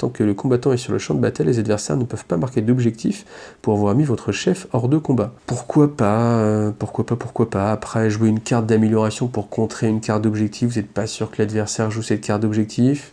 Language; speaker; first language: French; native; French